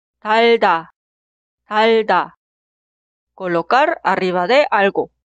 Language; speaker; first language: Spanish; non-native, fluent; Korean